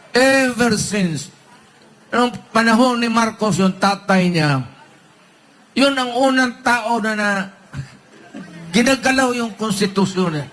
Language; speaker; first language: Filipino; non-native, local second language; Cebuano